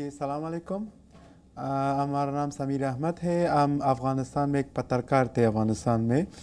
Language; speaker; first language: Hindi; non-native, learner; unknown